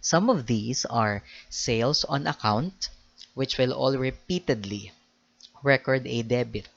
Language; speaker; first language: English; non-native, local second language; Filipino